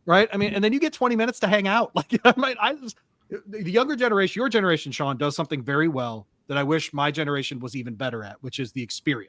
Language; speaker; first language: English; native; English